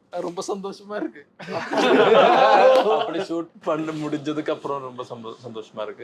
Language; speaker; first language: Tamil; non-native, learner; Malayalam